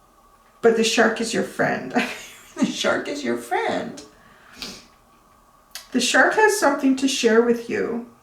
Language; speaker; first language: English; native; English